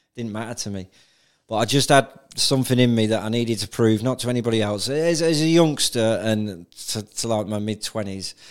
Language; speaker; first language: English; native; English